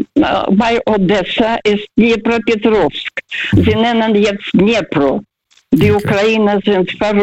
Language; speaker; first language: German; non-native, fluent; Russian